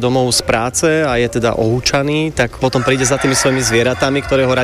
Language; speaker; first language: Slovak; native; Slovak